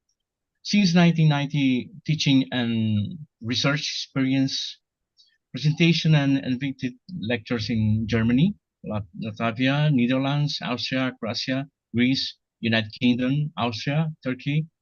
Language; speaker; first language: English; non-native, learner; Portuguese